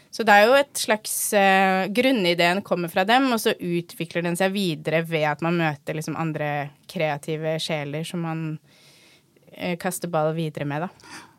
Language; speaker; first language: Norwegian; native; Norwegian